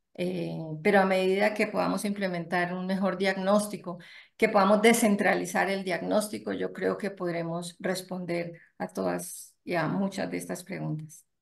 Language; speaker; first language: Spanish; native; Spanish